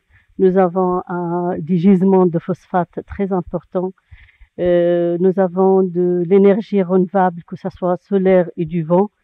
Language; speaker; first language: French; non-native, local second language; Arabic